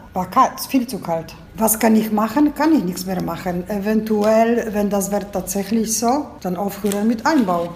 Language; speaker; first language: German; non-native, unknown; Polish